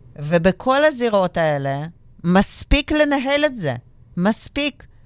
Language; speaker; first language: Hebrew; non-native, fluent; Russian